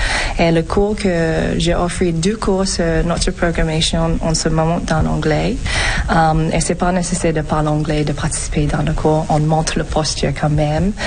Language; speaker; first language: French; non-native, fluent; English